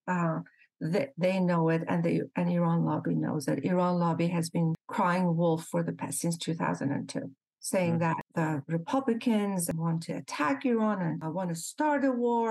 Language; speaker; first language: English; non-native, fluent; Persian